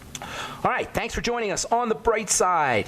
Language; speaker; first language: English; native; English